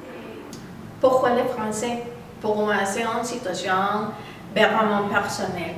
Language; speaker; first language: French; non-native, learner; Spanish